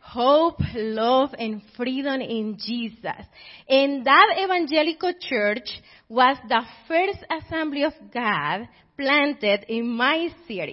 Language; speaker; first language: English; non-native, fluent; Spanish